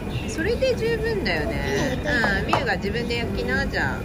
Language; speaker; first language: Japanese; native; Japanese